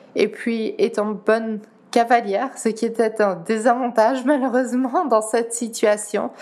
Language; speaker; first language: French; non-native, fluent; Dutch